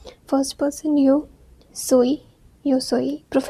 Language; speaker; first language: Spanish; non-native, fluent; Hindi